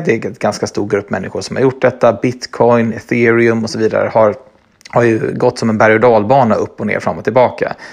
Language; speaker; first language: Swedish; native; Swedish